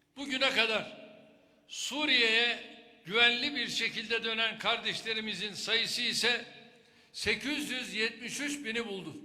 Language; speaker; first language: Turkish; native; Turkish